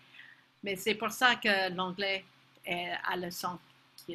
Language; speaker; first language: French; non-native, fluent; English